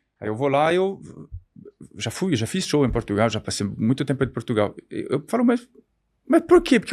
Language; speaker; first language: Portuguese; non-native, fluent; French